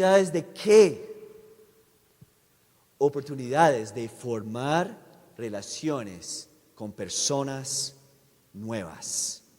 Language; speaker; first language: Spanish; non-native, fluent; English